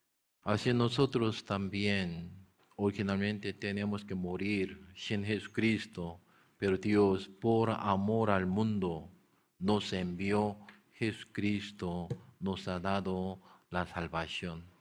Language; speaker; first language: Spanish; non-native, learner; Korean